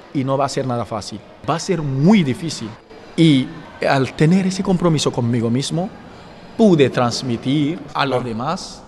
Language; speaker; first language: Spanish; non-native, fluent; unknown